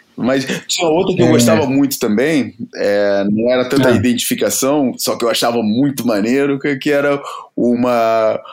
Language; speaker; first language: Portuguese; native; Portuguese